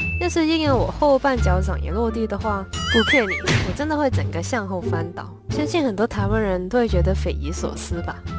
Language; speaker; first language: Chinese; non-native, local second language; Cantonese